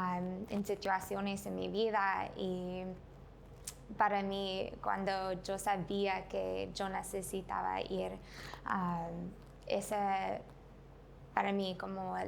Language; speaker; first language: Spanish; non-native, learner; English